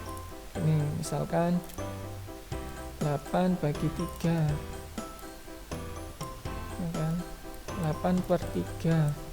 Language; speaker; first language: Indonesian; native; Indonesian